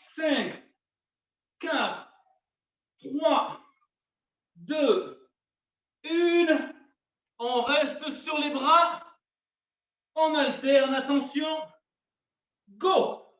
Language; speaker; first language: French; native; French